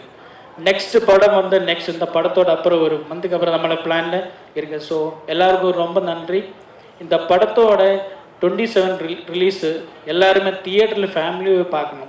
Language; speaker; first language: Tamil; non-native, learner; Malayalam